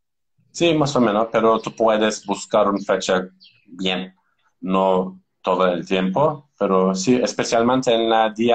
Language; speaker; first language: Spanish; non-native, learner; Turkish